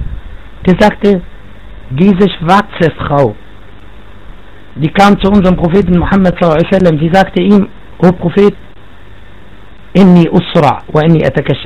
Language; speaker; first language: German; non-native, fluent; Arabic